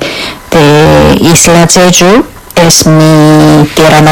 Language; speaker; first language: Spanish; non-native, learner; Korean